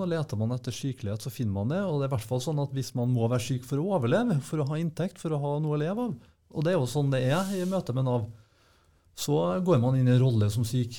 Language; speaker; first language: Norwegian; native; Norwegian